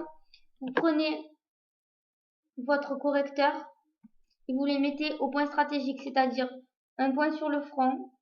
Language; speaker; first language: French; native; French